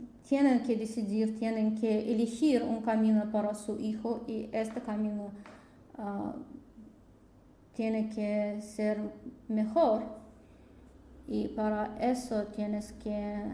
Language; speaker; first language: Spanish; non-native, learner; Russian